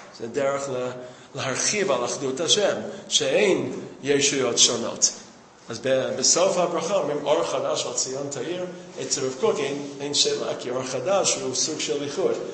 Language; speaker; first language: Hebrew; non-native, fluent; English